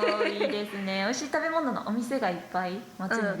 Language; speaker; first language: Japanese; native; Japanese